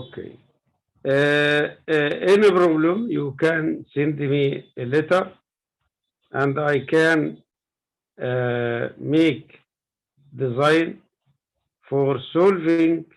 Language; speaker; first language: English; non-native, learner; Arabic